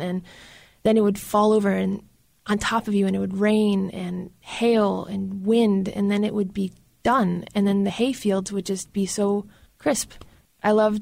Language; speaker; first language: English; native; English